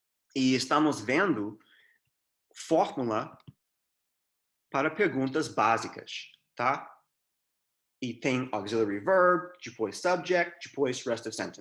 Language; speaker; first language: Portuguese; non-native, fluent; English